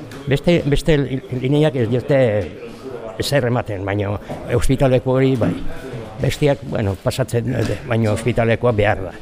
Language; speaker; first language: Basque; non-native, local second language; Spanish